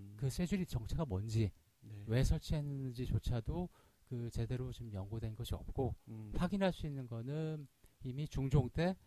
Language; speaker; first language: Korean; native; Korean